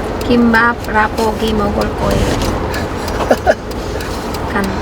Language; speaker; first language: Korean; non-native, learner; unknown